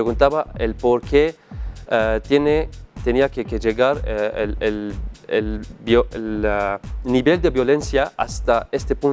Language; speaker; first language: Spanish; non-native, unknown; Arabic